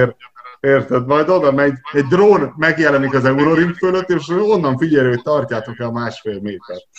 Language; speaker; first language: Hungarian; native; Hungarian